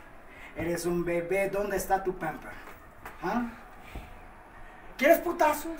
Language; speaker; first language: Spanish; non-native, fluent; English